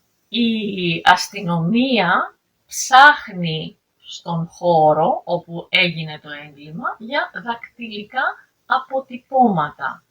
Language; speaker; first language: Greek; native; Greek